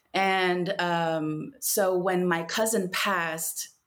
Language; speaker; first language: English; non-native, fluent; Portuguese